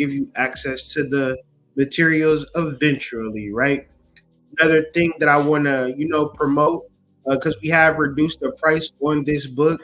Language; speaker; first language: English; native; English